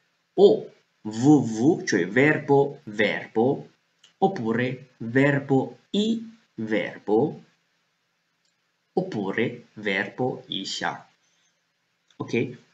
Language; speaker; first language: Italian; non-native, fluent; Chinese